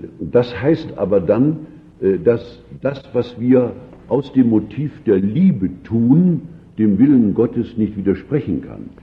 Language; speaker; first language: German; native; German